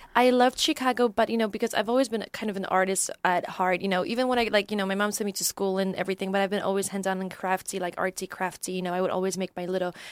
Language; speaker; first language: English; non-native, fluent; Polish